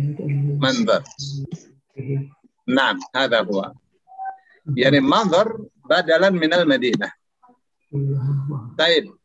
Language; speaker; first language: Arabic; non-native, fluent; Indonesian